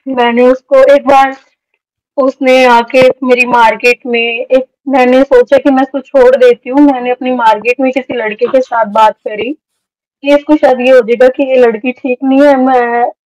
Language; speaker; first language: Hindi; native; Hindi